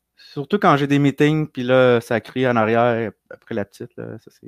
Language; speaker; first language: French; native; French